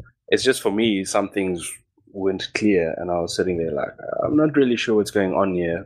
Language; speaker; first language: English; non-native, local second language; Afrikaans